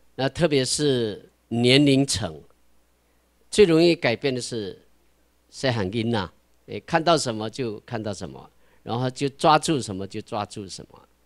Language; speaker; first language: Chinese; non-native, local second language; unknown